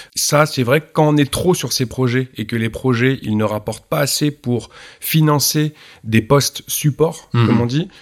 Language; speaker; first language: French; native; French